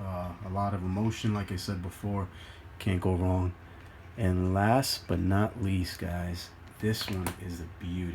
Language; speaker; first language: English; native; English